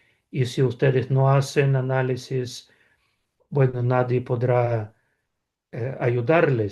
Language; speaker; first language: Spanish; non-native, fluent; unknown